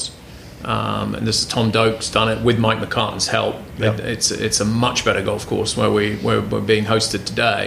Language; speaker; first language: English; native; English